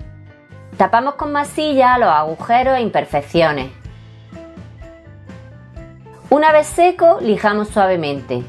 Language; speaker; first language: Spanish; native; Spanish